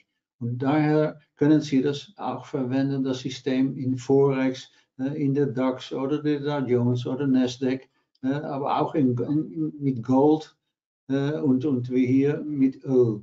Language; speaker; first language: German; non-native, learner; Dutch